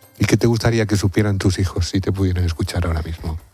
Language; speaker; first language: Spanish; native; Spanish